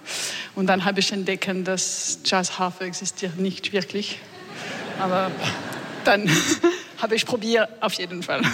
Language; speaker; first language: German; non-native, fluent; French